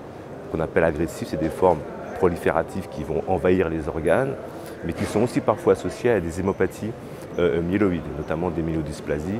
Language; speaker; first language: French; native; French